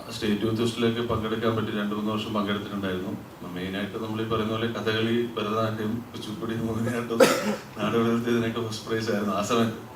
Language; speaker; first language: Malayalam; native; Malayalam